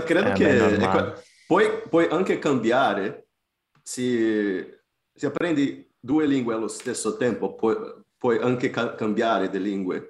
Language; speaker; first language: Italian; non-native, fluent; Portuguese